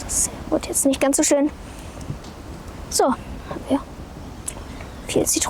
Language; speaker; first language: German; native; German